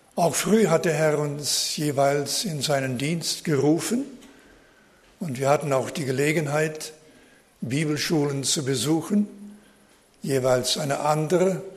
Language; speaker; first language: German; early bilingual, heritage; German